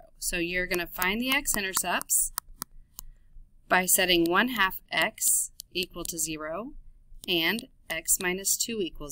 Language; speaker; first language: English; native; English